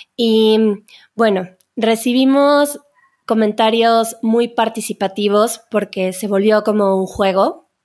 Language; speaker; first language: Spanish; native; Spanish